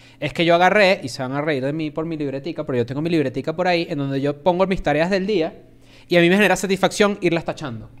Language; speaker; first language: Spanish; native; Spanish